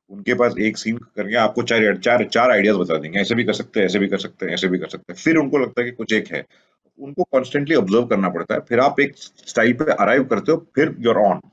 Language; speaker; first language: Hindi; native; Hindi